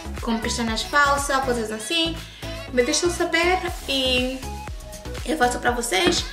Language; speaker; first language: Portuguese; early bilingual, heritage; English